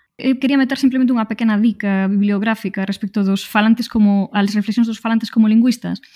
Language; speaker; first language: Galician; native; Galician